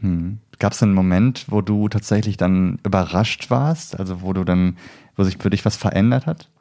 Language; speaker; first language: German; native; German